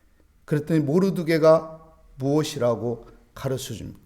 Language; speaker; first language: Korean; native; Korean